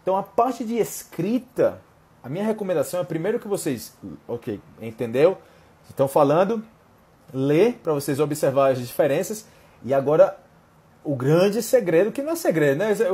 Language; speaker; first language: Portuguese; native; Portuguese